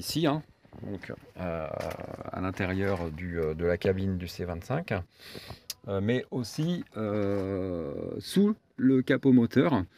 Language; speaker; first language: French; native; French